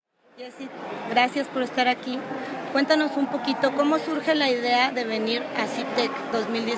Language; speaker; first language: Spanish; native; Spanish